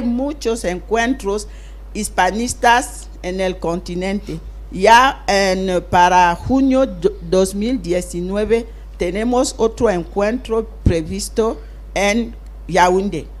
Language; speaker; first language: Spanish; non-native, fluent; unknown